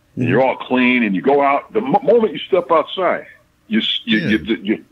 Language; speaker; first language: English; native; English